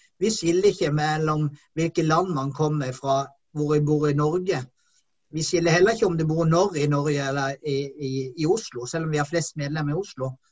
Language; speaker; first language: Norwegian; native; Norwegian